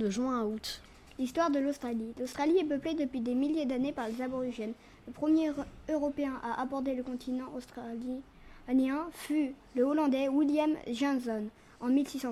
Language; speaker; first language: French; native; French